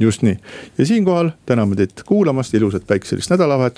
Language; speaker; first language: Estonian; native; Estonian